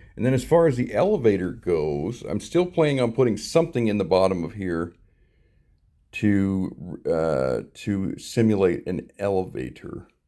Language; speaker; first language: English; native; English